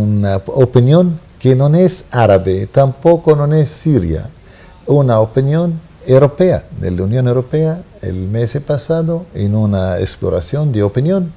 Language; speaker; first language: Spanish; non-native, fluent; Arabic